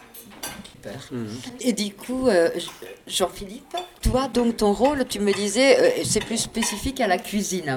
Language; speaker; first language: French; native; French